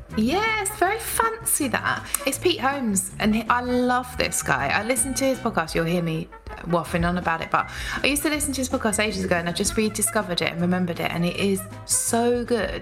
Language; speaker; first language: English; native; English